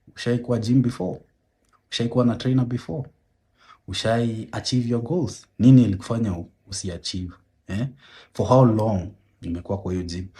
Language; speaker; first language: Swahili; native; Swahili